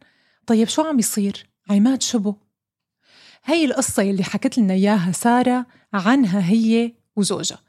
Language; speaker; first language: Arabic; native; Arabic